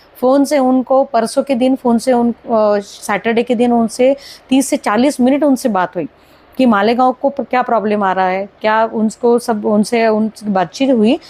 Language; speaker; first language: Hindi; non-native, local second language; Marathi